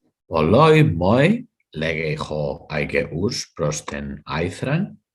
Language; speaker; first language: Greek; non-native, fluent; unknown